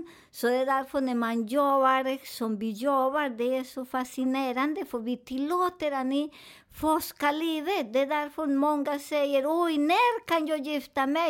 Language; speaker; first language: Swedish; non-native, fluent; Spanish